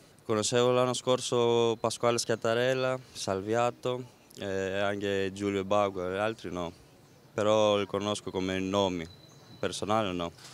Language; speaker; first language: Italian; non-native, learner; Greek